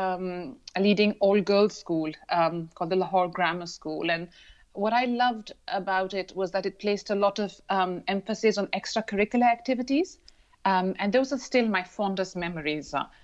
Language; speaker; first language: English; non-native, local second language; Urdu